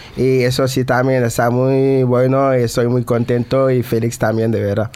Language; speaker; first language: Spanish; non-native, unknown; Wolof